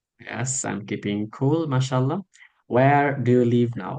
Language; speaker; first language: English; non-native, local second language; Bangla